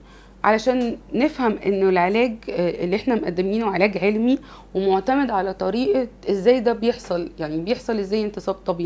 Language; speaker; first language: Arabic; native; Arabic